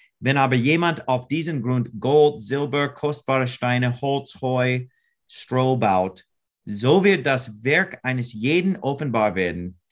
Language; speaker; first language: German; non-native, learner; English